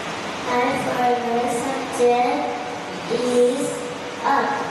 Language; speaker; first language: English; non-native, learner; Vietnamese